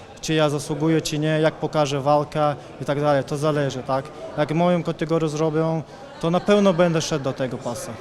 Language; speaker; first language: Polish; non-native, fluent; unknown